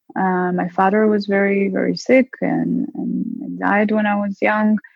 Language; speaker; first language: English; non-native, fluent; Hebrew